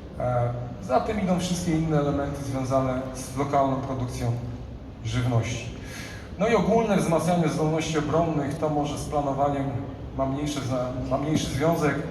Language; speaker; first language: Polish; native; Polish